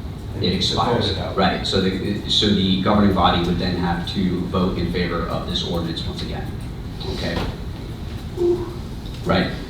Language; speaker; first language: English; native; English